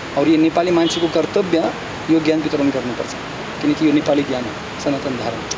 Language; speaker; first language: Nepali; non-native, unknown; Russian